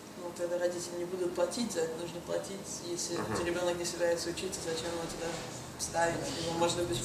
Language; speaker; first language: Russian; early bilingual, heritage; Russian